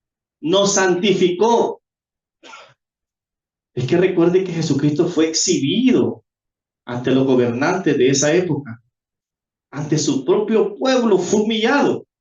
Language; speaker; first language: Spanish; native; Spanish